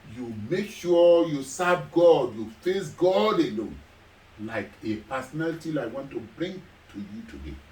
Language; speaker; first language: English; non-native, local second language; Yoruba